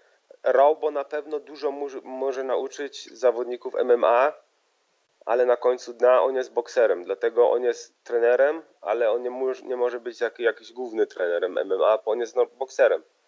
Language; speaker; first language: Polish; early bilingual, heritage; Polish